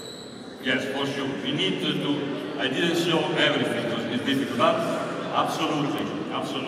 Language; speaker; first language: English; non-native, learner; Italian